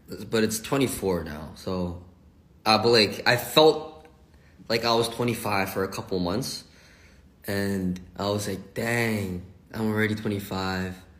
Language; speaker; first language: English; early bilingual, other home language; Korean